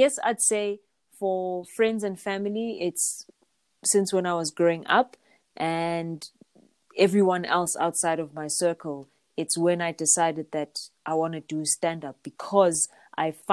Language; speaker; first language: English; non-native, local second language; Zulu